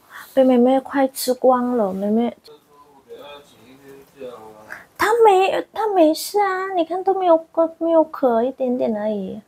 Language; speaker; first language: Chinese; non-native, learner; Indonesian